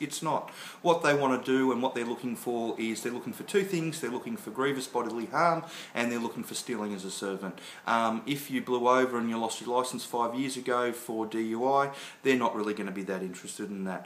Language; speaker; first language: English; native; English